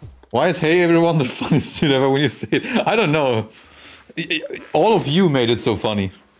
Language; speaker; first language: English; non-native, fluent; German